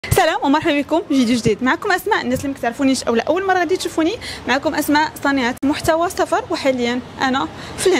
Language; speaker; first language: Arabic; native; Arabic